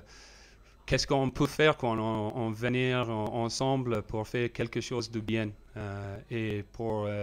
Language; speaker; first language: French; non-native, learner; English